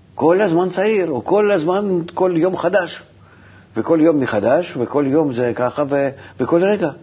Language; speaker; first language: Hebrew; non-native, fluent; Russian